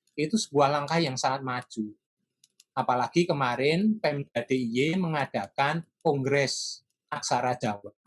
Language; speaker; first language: Indonesian; non-native, local second language; Javanese